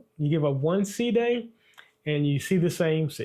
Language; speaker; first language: English; native; English